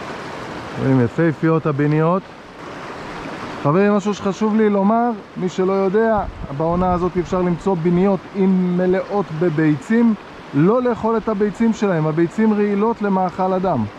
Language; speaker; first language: Hebrew; native; Hebrew